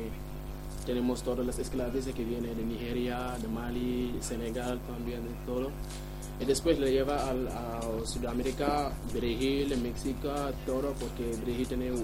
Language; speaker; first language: Spanish; non-native, learner; Wolof